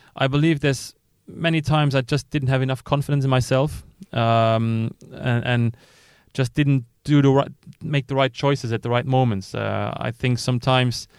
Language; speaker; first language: English; non-native, fluent; Luxembourgish